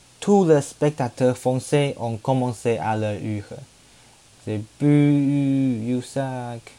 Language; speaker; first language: French; non-native, learner; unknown